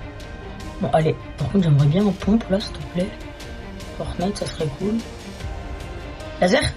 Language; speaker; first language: French; native; French